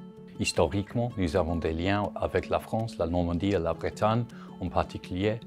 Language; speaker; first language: French; non-native, fluent; English